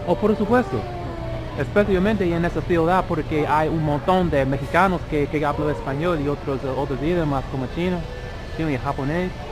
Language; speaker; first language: Spanish; non-native, learner; English